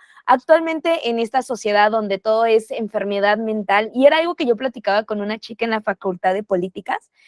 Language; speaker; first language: Spanish; native; Spanish